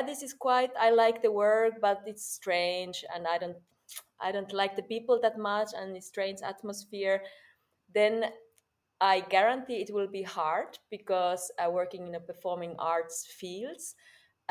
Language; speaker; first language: English; non-native, fluent; Finnish